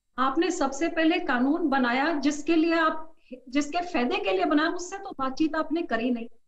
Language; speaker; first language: Hindi; non-native, local second language; Punjabi